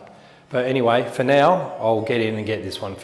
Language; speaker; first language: English; native; English